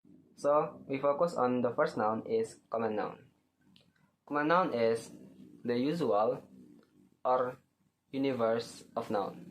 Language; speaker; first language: English; non-native, learner; Indonesian